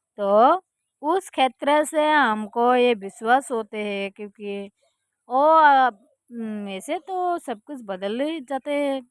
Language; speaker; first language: Hindi; non-native, fluent; Bangla